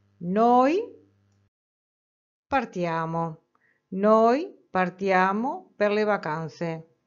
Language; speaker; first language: Italian; non-native, fluent; Spanish